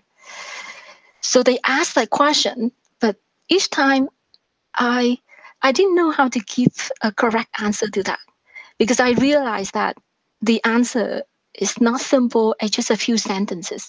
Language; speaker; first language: English; non-native, fluent; Vietnamese